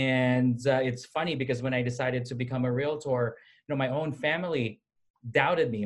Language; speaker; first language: English; non-native, local second language; Filipino